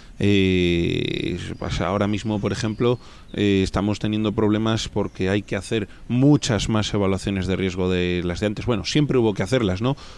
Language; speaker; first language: Spanish; native; Spanish